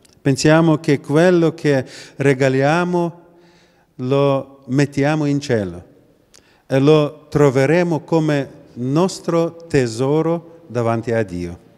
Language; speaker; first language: Italian; non-native, learner; Ukrainian